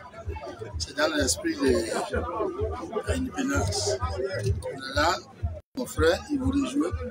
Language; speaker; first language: French; non-native, fluent; English